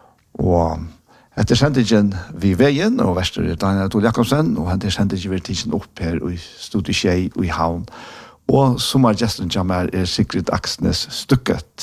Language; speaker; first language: Norwegian; non-native, learner; Faroese